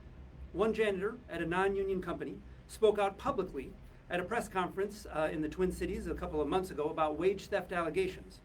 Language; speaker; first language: English; native; English